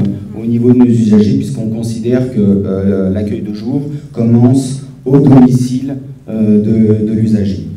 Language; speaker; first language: French; native; French